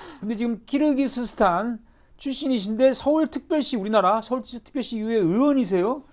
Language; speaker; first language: Korean; native; Korean